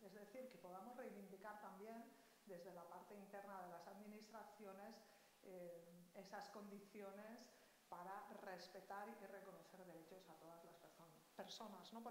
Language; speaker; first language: Spanish; native; Spanish